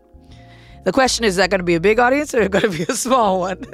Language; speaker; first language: English; native; English